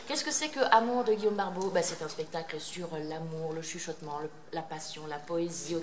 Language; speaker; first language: French; native; French